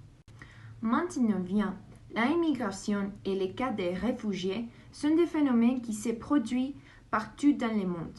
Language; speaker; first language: French; non-native, learner; Spanish